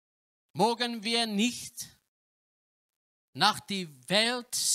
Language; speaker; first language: German; non-native, learner; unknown